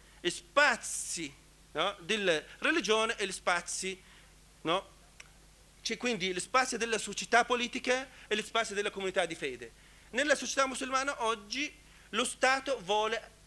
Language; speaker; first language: Italian; non-native, fluent; Arabic